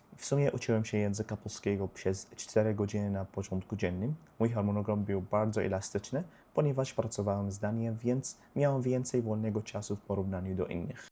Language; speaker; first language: Polish; non-native, learner; Arabic